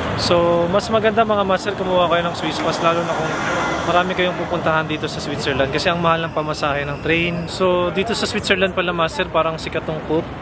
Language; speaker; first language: Filipino; native; Filipino